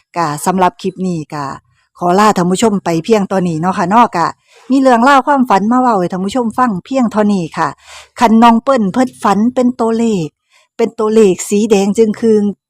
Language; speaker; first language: Thai; native; Thai